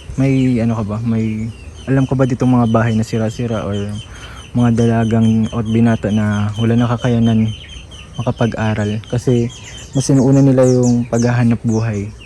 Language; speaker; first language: Filipino; native; Filipino